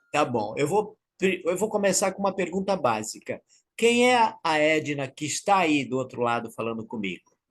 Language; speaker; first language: Portuguese; native; Portuguese